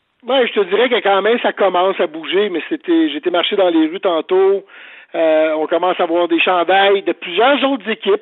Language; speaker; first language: French; native; French